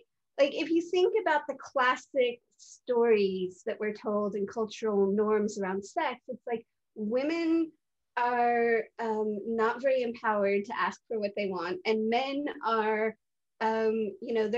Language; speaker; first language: English; native; English